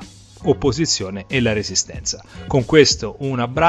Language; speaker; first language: Italian; native; Italian